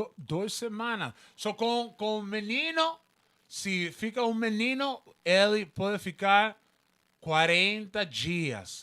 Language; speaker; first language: Portuguese; non-native, learner; Spanish